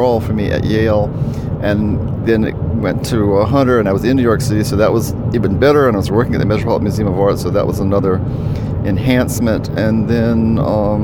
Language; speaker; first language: English; native; English